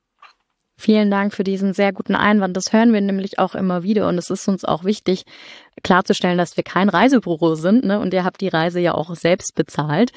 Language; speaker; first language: German; native; German